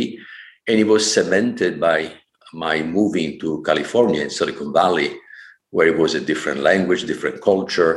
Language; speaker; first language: English; non-native, fluent; Italian